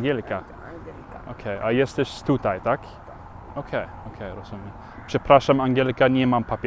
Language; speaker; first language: Polish; non-native, learner; Norwegian